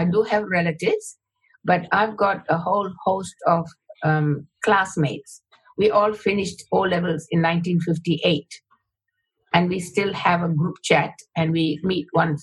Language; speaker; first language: English; non-native, local second language; Tamil